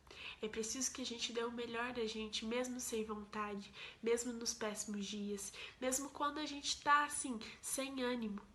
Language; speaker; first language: Portuguese; native; Portuguese